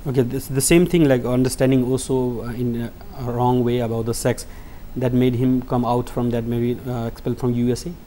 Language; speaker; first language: English; non-native, local second language; Nepali